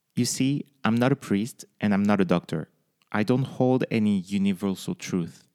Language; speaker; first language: English; non-native, fluent; French